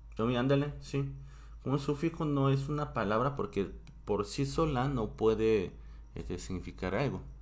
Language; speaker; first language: Spanish; non-native, fluent; Korean